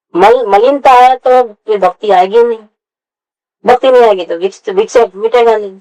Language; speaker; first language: Hindi; non-native, local second language; Gujarati